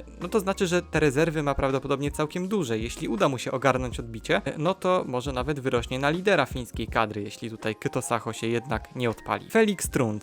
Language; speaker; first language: Polish; native; Polish